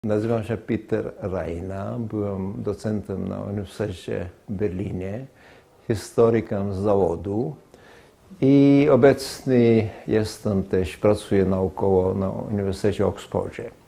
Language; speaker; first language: Polish; non-native, fluent; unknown